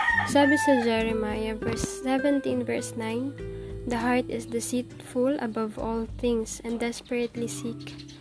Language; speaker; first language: English; non-native, local second language; Filipino